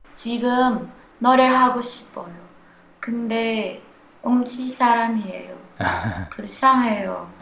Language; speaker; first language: Korean; non-native, learner; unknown